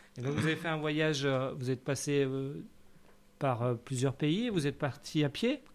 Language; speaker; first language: French; native; French